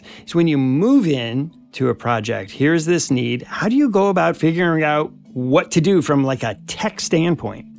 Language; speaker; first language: English; native; English